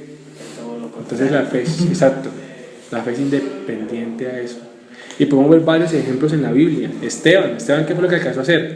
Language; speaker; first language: Spanish; native; Spanish